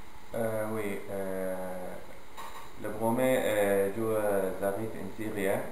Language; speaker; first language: French; non-native, learner; Arabic